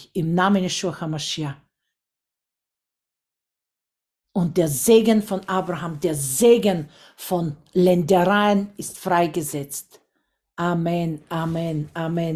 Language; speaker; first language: German; non-native, fluent; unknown